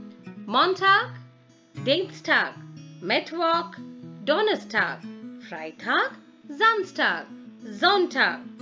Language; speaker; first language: German; non-native, fluent; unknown